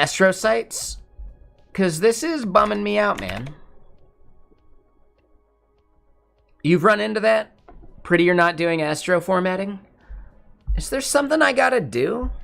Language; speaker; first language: English; native; English